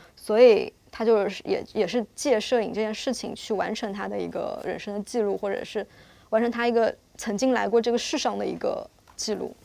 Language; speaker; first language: Chinese; native; Chinese